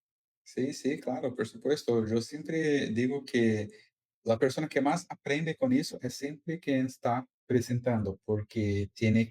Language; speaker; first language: Spanish; non-native, fluent; Portuguese